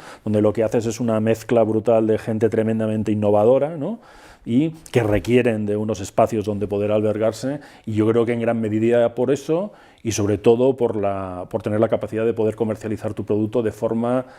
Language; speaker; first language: Spanish; native; Spanish